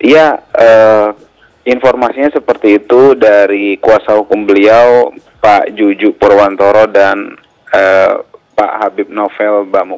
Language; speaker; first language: Indonesian; native; Indonesian